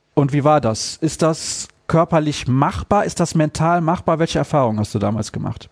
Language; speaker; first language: German; native; German